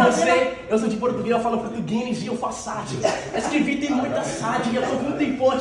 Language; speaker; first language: Portuguese; non-native, learner; English